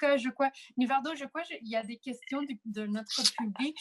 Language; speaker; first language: French; non-native, fluent; Spanish